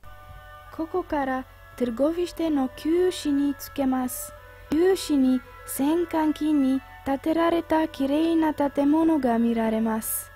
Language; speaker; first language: Japanese; non-native, learner; Romanian